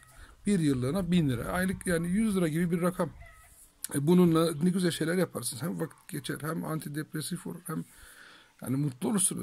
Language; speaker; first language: Turkish; native; Turkish